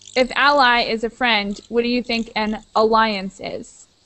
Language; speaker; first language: English; native; English